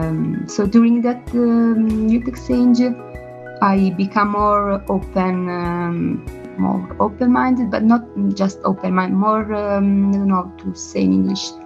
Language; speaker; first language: English; non-native, learner; Italian